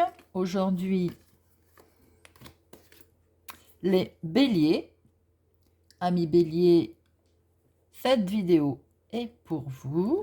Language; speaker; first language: French; native; French